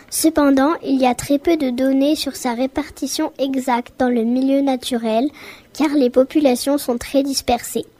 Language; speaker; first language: French; native; French